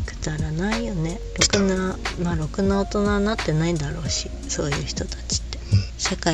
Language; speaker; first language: Japanese; native; Japanese